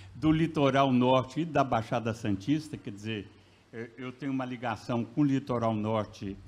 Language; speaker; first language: Portuguese; native; Portuguese